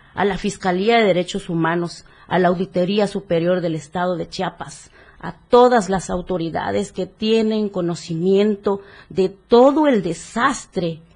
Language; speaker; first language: Spanish; native; Spanish